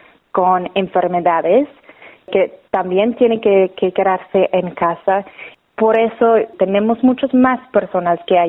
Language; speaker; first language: Spanish; non-native, fluent; English